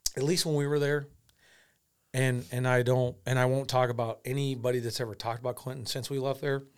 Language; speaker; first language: English; native; English